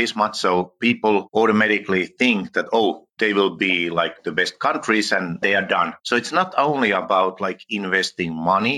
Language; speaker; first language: English; non-native, fluent; Finnish